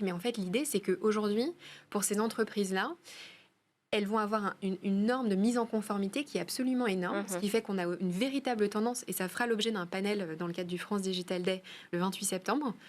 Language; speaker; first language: French; native; French